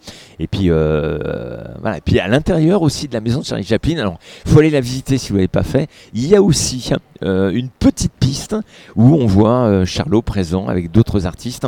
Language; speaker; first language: French; native; French